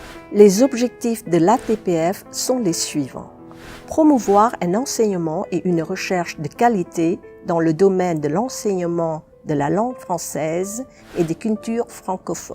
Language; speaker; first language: French; non-native, fluent; Thai